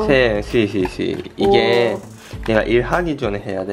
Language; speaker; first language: Korean; non-native, learner; Japanese